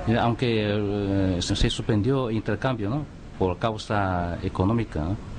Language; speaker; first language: Spanish; non-native, fluent; Chinese